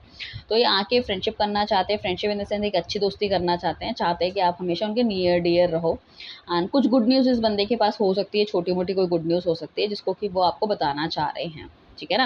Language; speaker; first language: Hindi; native; Hindi